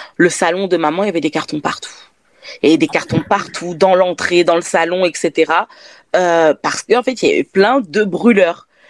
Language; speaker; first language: French; native; French